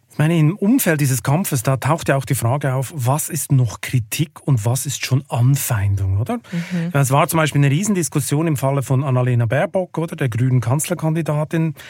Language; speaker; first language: German; native; German